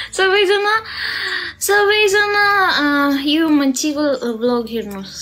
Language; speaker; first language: Nepali; non-native, learner; Hindi